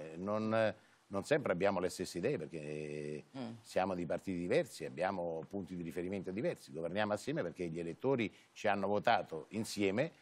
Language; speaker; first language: Italian; native; Italian